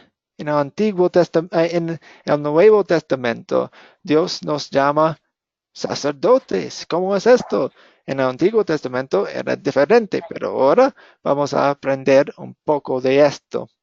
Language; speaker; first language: Spanish; non-native, fluent; English